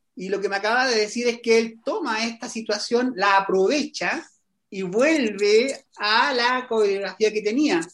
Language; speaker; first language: Spanish; native; Spanish